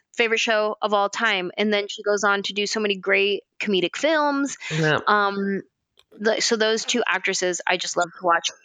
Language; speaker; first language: English; native; English